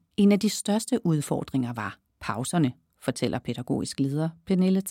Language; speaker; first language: Danish; native; Danish